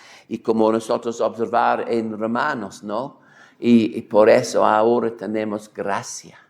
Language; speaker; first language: Spanish; non-native, fluent; English